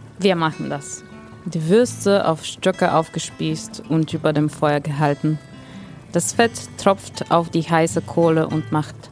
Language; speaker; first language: German; non-native, fluent; Bulgarian